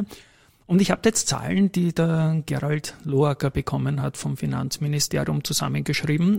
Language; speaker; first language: German; native; German